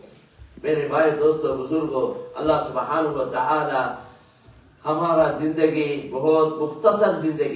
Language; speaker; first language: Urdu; non-native, fluent; Tamil